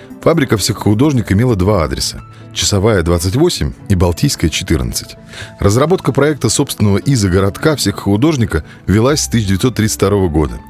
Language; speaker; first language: Russian; native; Russian